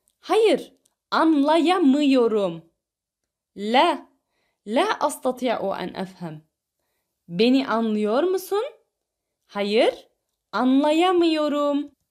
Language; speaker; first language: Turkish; non-native, fluent; Arabic